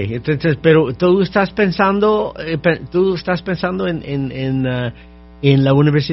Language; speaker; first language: Spanish; non-native, fluent; English